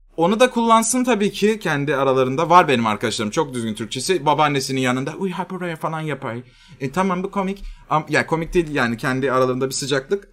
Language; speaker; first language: Turkish; native; Turkish